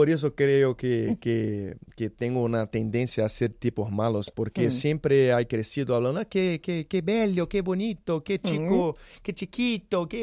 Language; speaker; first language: Spanish; non-native, learner; Portuguese